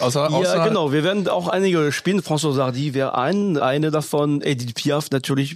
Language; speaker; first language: German; non-native, fluent; French